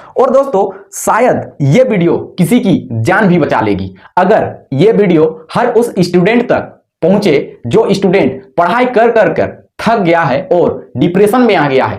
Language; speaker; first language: Hindi; native; Hindi